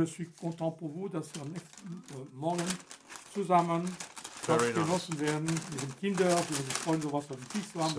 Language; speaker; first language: German; non-native, fluent; French